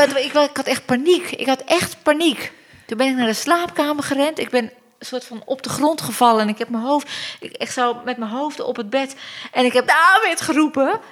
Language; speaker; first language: Dutch; early bilingual, other home language; Turkish